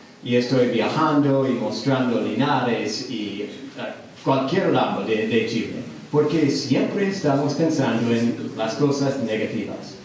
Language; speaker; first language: Spanish; non-native, learner; English